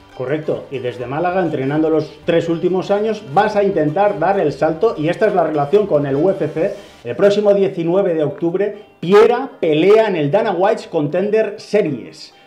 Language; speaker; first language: Spanish; native; Spanish